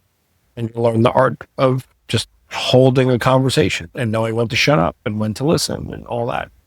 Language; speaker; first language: English; native; English